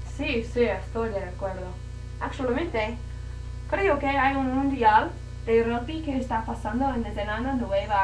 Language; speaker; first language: Spanish; non-native, learner; English